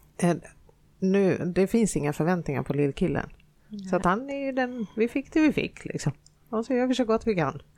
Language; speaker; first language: Swedish; native; Swedish